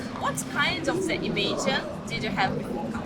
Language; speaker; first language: English; non-native, learner; Russian